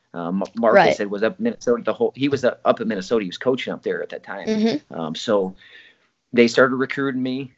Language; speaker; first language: English; native; English